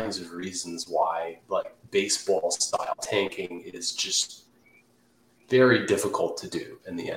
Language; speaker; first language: English; native; English